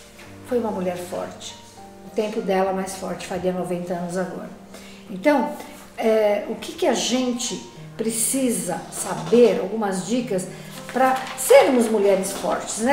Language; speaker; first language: Portuguese; native; Portuguese